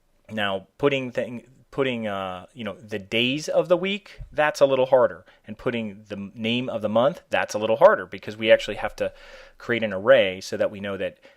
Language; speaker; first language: English; native; English